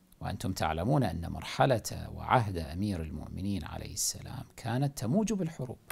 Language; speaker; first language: Arabic; native; Arabic